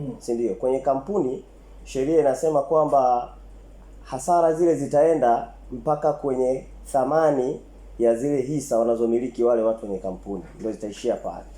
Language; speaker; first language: Swahili; native; Swahili